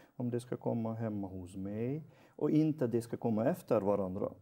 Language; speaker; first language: Swedish; non-native, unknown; Hungarian